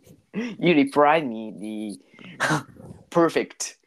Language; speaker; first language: English; non-native, learner; Japanese